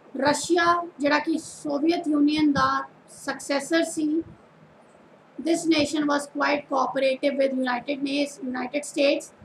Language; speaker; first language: English; non-native, local second language; Punjabi